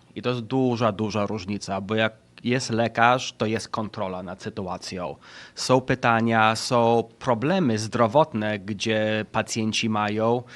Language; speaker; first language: Polish; early bilingual, heritage; Polish